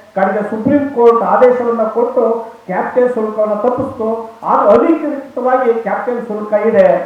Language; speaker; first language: Kannada; native; Kannada